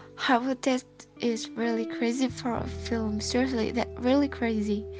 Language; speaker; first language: English; non-native, fluent; Indonesian